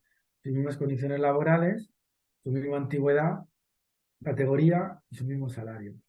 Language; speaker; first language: Spanish; native; Spanish